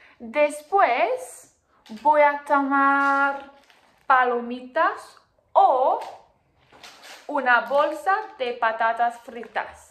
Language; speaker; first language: Spanish; non-native, fluent; English